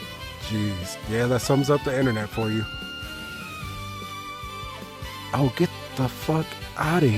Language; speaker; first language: English; native; English